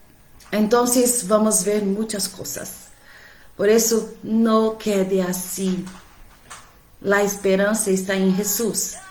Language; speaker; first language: Spanish; non-native, fluent; Portuguese